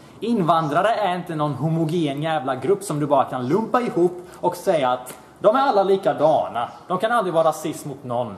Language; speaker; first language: Swedish; early bilingual, other home language; Bosnian